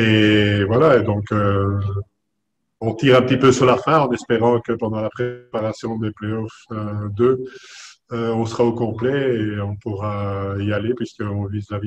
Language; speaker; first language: French; native; French